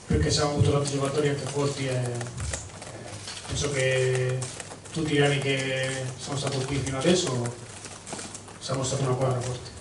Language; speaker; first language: Italian; non-native, fluent; Spanish